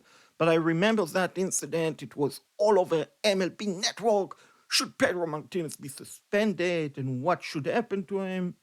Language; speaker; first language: English; non-native, fluent; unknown